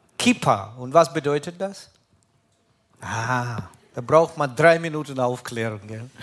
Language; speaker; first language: German; non-native, fluent; Russian